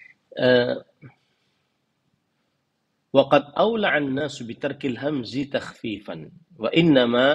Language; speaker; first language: Arabic; non-native, fluent; Indonesian